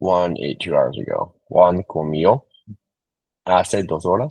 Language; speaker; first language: Spanish; non-native, learner; English